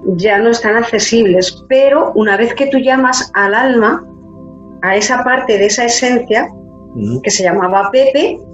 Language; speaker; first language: Spanish; native; Spanish